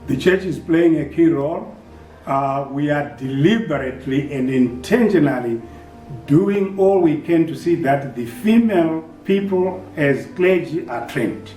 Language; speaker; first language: English; non-native, local second language; Shona